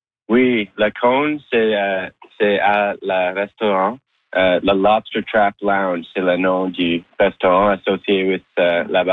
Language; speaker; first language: French; non-native, local second language; English